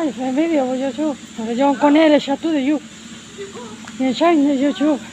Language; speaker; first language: French; non-native, local second language; Spanish